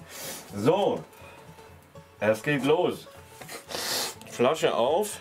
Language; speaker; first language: German; native; German